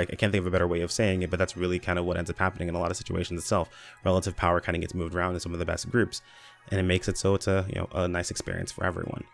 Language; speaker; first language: English; native; English